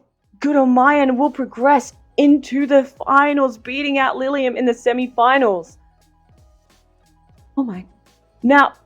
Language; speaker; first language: English; native; English